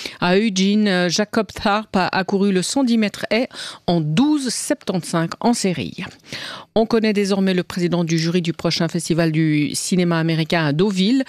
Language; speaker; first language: French; native; French